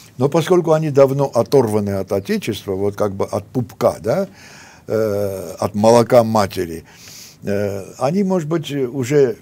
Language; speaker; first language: Russian; non-native, local second language; Armenian